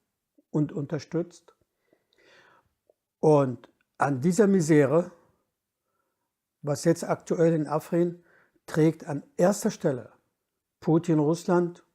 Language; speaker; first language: German; non-native, fluent; Kurdish